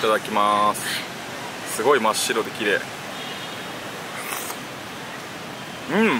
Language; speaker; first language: Japanese; native; Japanese